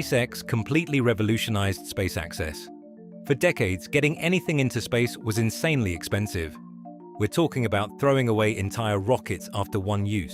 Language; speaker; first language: English; native; English